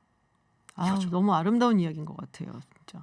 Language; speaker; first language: Korean; native; Korean